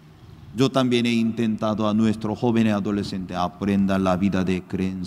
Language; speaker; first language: Spanish; non-native, fluent; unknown